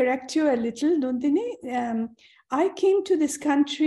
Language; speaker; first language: English; non-native, local second language; Bangla